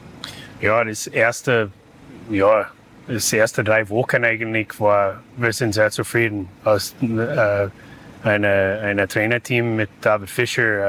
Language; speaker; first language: German; non-native, learner; English